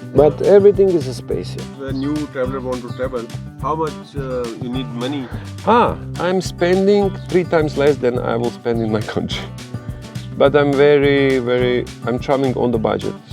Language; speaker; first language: English; non-native, fluent; Croatian